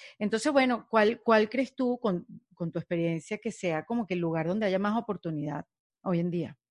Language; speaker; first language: Spanish; native; Spanish